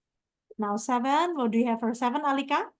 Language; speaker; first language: English; non-native, fluent; Indonesian